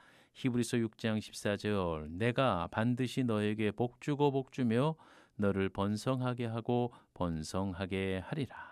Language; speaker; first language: Korean; native; Korean